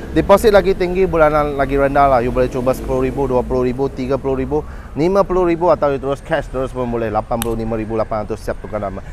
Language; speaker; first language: Malay; non-native, local second language; Chinese